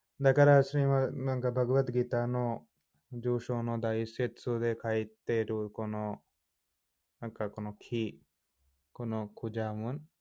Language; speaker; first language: Japanese; non-native, fluent; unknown